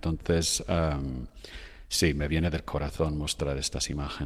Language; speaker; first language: Spanish; non-native, fluent; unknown